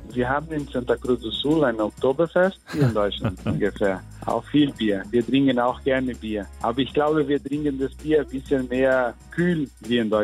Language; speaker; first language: German; early bilingual, heritage; German